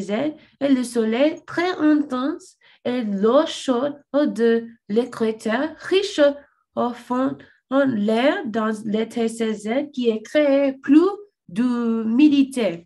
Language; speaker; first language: French; non-native, learner; English